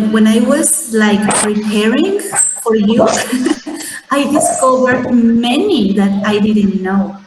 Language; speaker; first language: English; non-native, fluent; Spanish